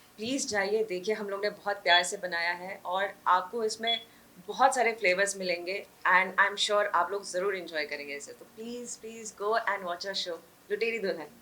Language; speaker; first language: Hindi; native; Hindi